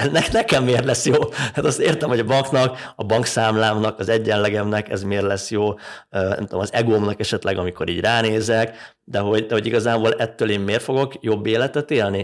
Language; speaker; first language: Hungarian; native; Hungarian